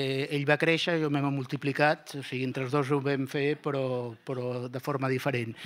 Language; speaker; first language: Catalan; native; Catalan